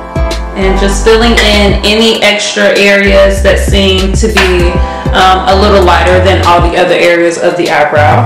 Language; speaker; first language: English; native; English